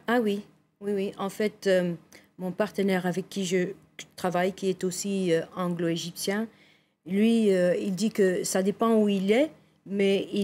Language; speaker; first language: French; non-native, local second language; English